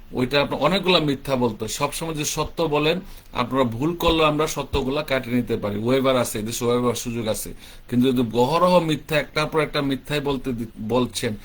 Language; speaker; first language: Bangla; native; Bangla